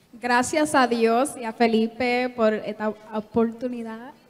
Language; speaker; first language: Spanish; early bilingual, heritage; English